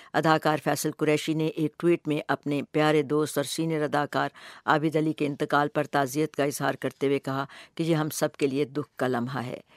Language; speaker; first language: Urdu; native; Urdu